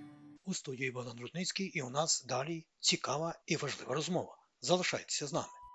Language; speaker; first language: Ukrainian; native; Ukrainian